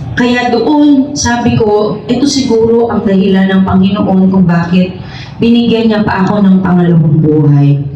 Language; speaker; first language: Filipino; native; Filipino